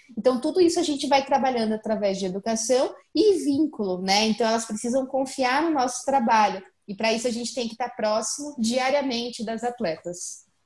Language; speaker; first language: Portuguese; native; Portuguese